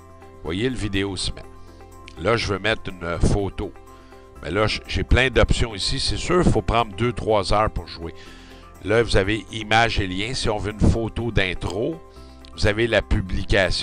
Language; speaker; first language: French; native; French